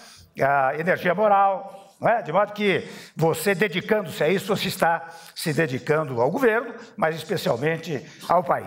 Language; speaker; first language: Portuguese; native; Portuguese